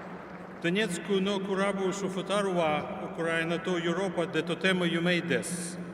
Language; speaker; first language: Japanese; non-native, fluent; Ukrainian